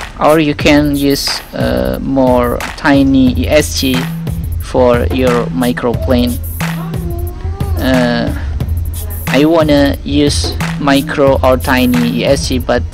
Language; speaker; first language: English; non-native, learner; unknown